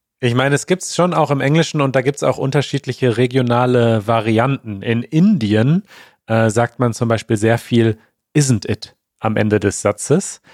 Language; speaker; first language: German; native; German